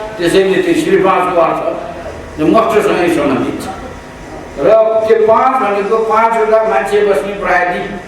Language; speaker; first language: Nepali; native; Nepali